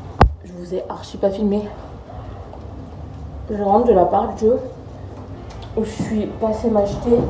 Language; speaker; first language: French; native; French